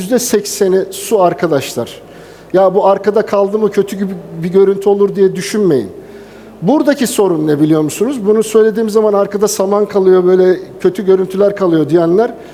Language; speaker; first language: Turkish; native; Turkish